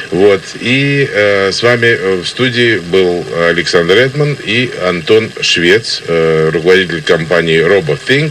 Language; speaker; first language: Russian; native; Russian